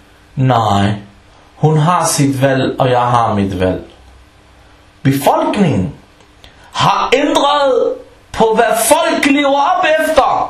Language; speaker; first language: Danish; non-native, fluent; Arabic